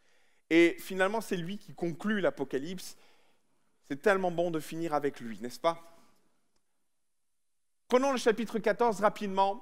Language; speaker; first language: French; native; French